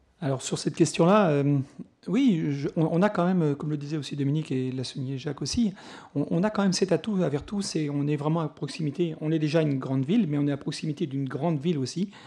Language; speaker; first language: French; native; French